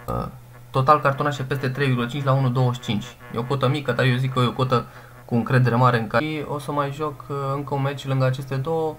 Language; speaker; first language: Romanian; native; Romanian